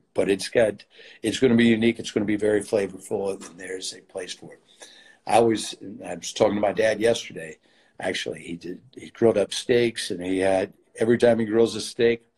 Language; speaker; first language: English; native; English